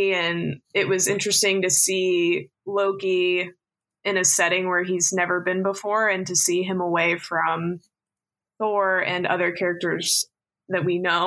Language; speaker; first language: English; native; English